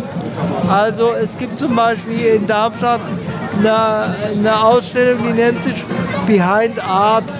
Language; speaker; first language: German; native; German